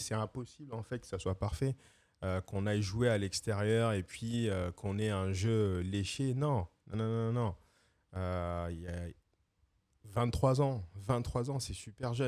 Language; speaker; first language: French; native; French